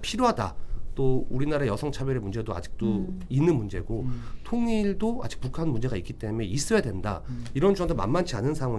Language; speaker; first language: Korean; native; Korean